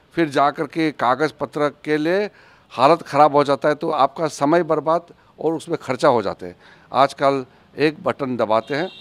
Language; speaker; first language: Hindi; native; Hindi